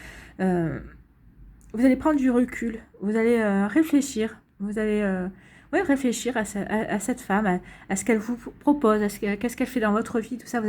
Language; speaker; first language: French; native; French